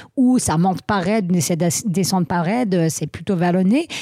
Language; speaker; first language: French; non-native, fluent; English